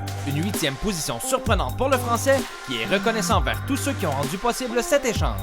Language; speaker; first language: French; native; French